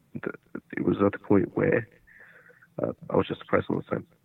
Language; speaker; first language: English; early bilingual, other home language; Portuguese